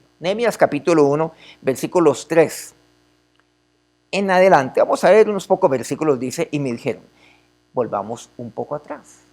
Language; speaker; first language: Spanish; native; Spanish